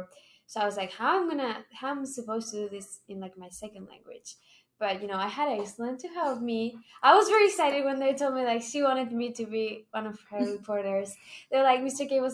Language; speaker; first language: English; non-native, fluent; Spanish